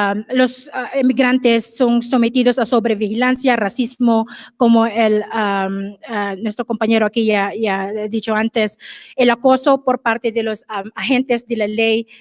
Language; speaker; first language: Spanish; non-native, fluent; English